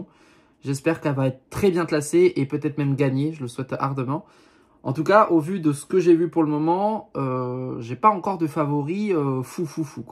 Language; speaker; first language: French; native; French